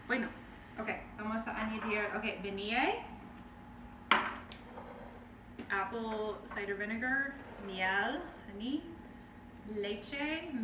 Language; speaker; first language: Spanish; non-native, learner; English